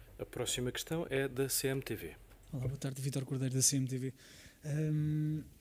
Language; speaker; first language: Portuguese; native; Portuguese